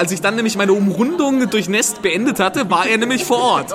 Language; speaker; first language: German; native; German